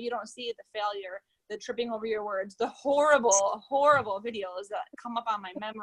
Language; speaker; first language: English; native; English